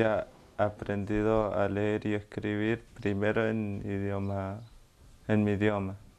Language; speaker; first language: Spanish; non-native, local second language; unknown